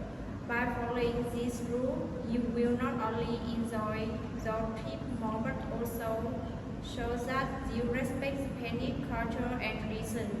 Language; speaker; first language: English; non-native, learner; Vietnamese